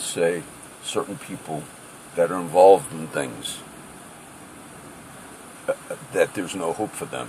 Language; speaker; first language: English; native; English